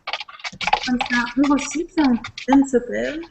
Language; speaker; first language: French; native; French